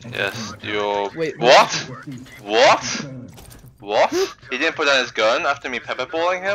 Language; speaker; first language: English; native; English